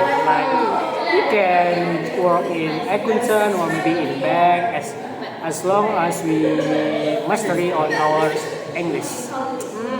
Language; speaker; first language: English; non-native, learner; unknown